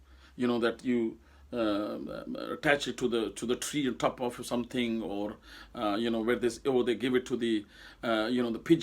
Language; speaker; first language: English; non-native, local second language; Urdu